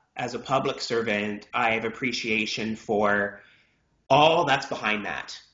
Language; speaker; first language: English; native; English